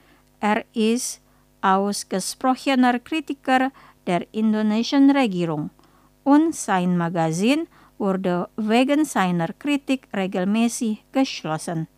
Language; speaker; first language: German; non-native, fluent; Indonesian